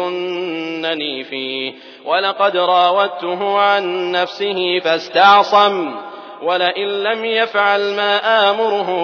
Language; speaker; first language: Arabic; native; Arabic